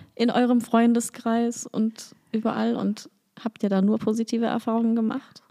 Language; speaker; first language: German; native; German